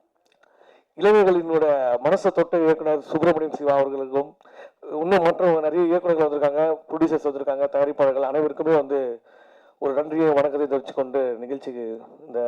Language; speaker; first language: Tamil; native; Tamil